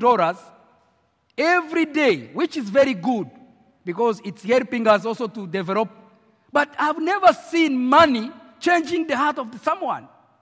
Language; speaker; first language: English; non-native, local second language; Kinyarwanda